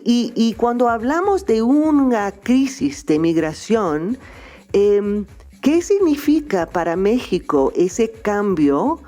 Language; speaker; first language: Spanish; non-native, fluent; English